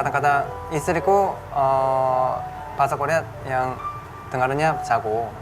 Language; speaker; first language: Indonesian; non-native, learner; Korean